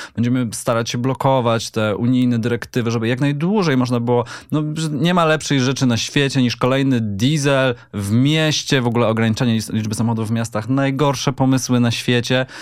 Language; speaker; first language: Polish; native; Polish